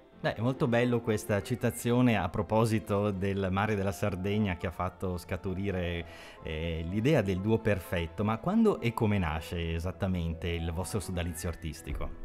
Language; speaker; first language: Italian; native; Italian